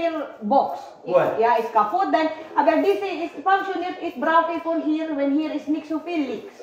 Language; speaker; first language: German; non-native, learner; Filipino